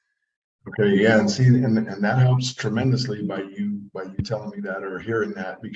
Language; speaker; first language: English; native; English